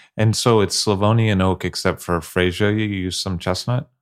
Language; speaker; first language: English; native; English